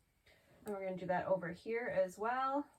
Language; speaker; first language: English; native; English